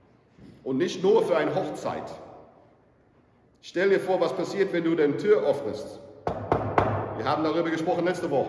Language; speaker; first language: German; non-native, fluent; English